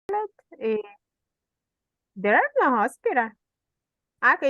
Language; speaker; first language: English; non-native, learner; Spanish